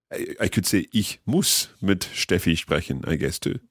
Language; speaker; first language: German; non-native, learner; English